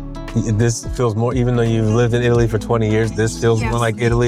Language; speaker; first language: English; native; English